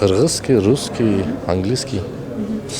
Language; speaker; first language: Russian; non-native, local second language; Kyrgyz